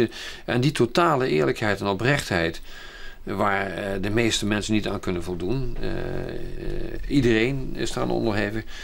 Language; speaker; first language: Dutch; native; Dutch